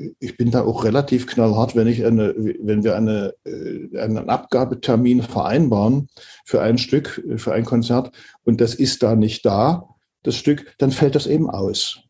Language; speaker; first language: German; native; German